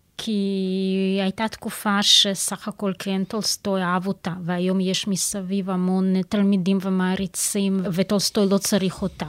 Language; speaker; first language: Hebrew; non-native, fluent; Russian